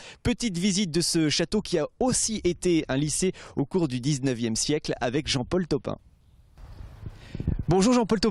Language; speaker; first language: French; native; French